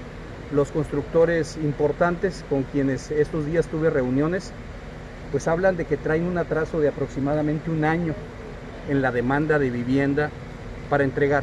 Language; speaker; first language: Spanish; native; Spanish